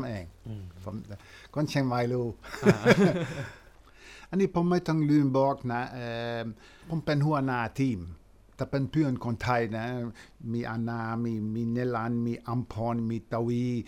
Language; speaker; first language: Thai; non-native, fluent; Dutch